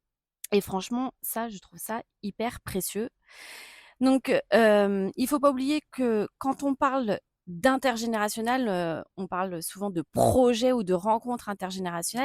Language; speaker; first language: French; native; French